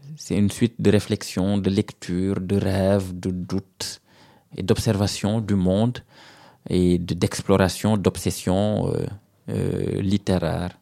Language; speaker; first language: French; non-native, local second language; Serer